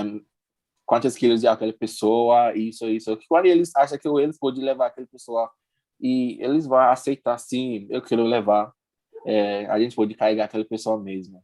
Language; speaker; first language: Portuguese; non-native, learner; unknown